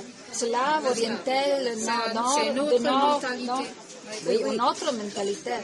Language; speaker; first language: French; non-native, learner; Italian